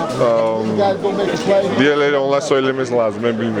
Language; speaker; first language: Turkish; non-native, fluent; Georgian